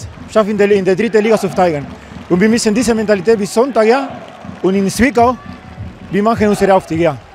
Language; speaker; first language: German; non-native, fluent; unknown